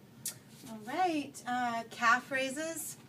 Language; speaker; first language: English; native; English